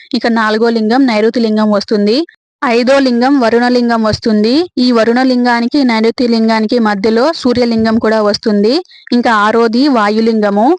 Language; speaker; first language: Telugu; native; Telugu